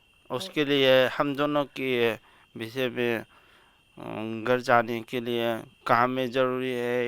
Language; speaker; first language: Hindi; non-native, local second language; Manipuri